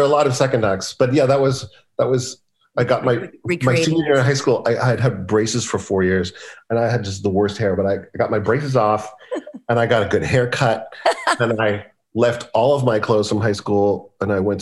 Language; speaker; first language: English; native; English